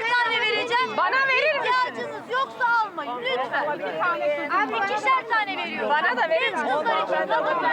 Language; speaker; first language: Turkish; native; Turkish